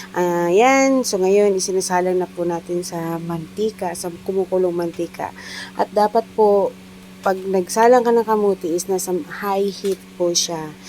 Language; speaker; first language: Filipino; non-native, local second language; Iloko